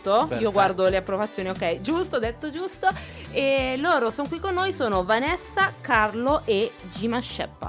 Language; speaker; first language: Italian; native; Italian